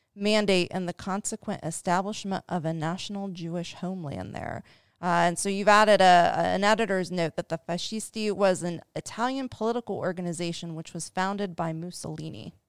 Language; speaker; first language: English; native; English